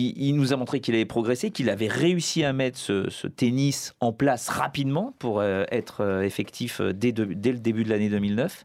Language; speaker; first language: French; native; French